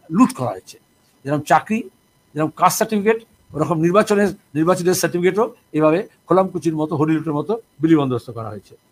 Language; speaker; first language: Bangla; native; Bangla